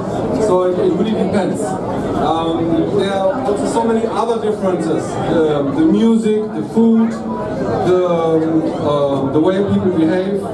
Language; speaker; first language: English; non-native, fluent; German